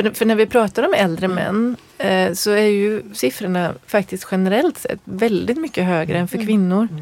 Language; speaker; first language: Swedish; native; Swedish